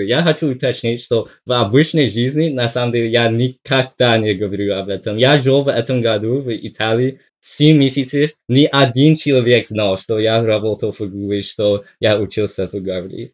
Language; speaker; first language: Russian; non-native, fluent; English